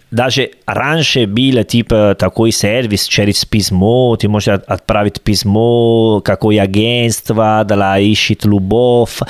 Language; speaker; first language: Russian; non-native, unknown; Italian